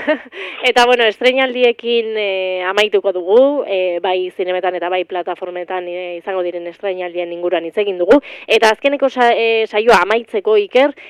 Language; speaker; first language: Basque; native; Basque